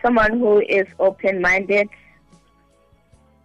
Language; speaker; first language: English; non-native, local second language; Southern Sotho